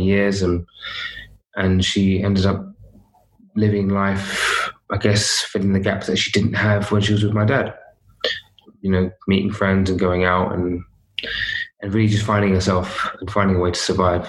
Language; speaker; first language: English; native; English